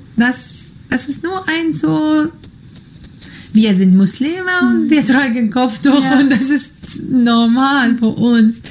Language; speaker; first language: German; non-native, learner; Arabic